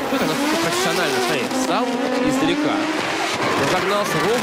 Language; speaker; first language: Russian; native; Russian